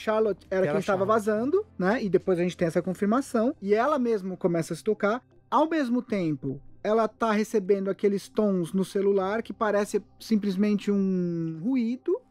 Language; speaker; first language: Portuguese; native; Portuguese